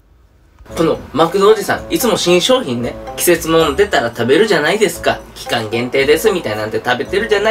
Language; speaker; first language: Japanese; native; Japanese